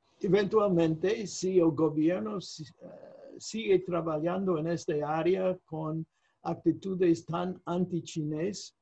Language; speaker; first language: Portuguese; non-native, fluent; English